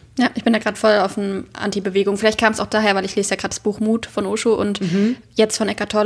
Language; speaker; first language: German; native; German